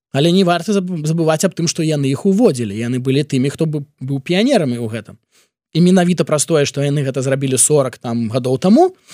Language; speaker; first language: Belarusian; non-native, local second language; Russian